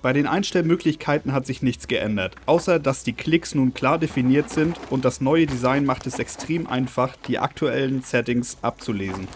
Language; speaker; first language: German; native; German